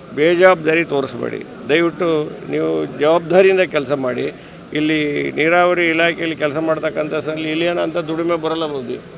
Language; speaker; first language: Kannada; native; Kannada